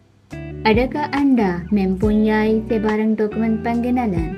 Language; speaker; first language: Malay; non-native, fluent; Urdu